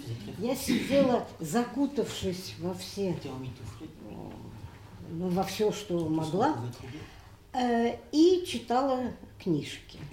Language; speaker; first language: Russian; native; Russian